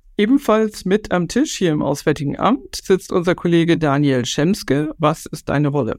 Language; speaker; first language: German; native; German